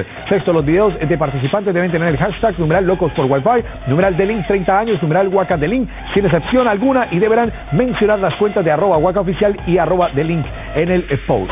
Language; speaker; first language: Spanish; native; Spanish